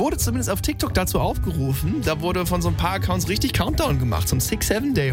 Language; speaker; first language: German; native; German